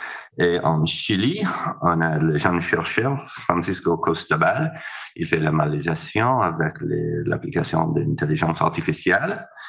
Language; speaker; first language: French; non-native, fluent; English